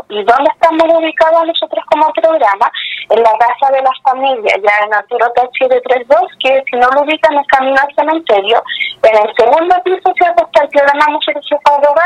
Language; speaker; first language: Spanish; native; Spanish